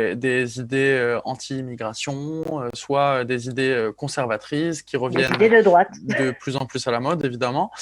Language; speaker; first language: French; native; French